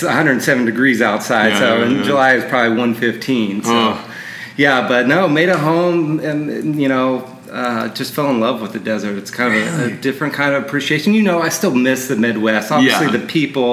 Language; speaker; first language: English; native; English